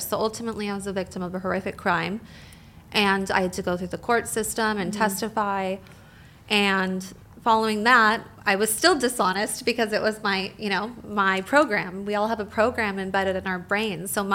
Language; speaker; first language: English; native; English